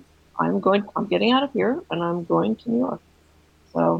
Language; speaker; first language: English; native; English